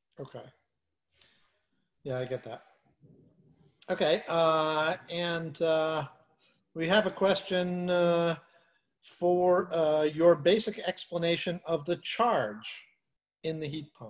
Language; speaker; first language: English; native; English